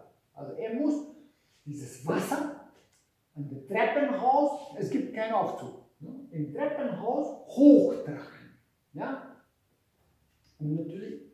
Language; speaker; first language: German; non-native, fluent; Hungarian